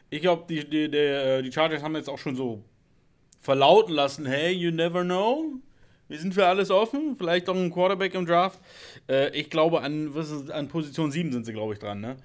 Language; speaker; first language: German; native; German